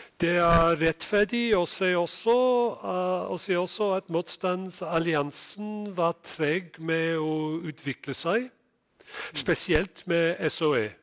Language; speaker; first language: Norwegian; non-native, fluent; English